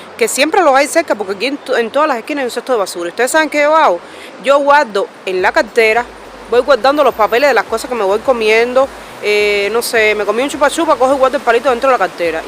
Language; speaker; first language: Spanish; native; Spanish